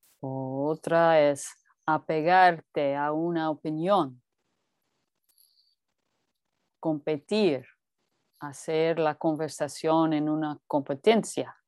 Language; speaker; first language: Spanish; non-native, fluent; English